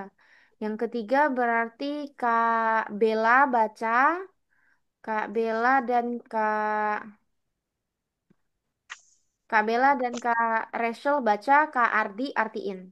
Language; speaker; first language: Indonesian; native; Indonesian